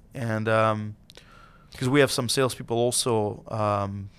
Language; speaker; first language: English; non-native, fluent; Russian